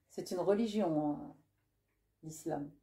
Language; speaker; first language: French; native; French